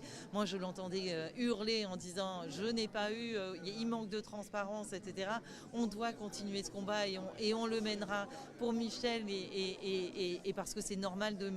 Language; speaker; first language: French; native; French